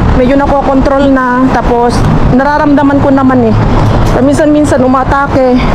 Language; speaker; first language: Filipino; native; Filipino